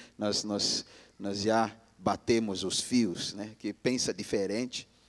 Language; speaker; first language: Portuguese; non-native, fluent; English